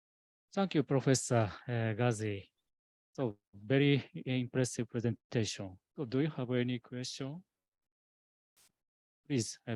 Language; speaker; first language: English; non-native, learner; Japanese